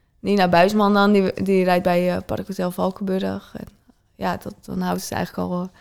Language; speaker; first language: Dutch; native; Dutch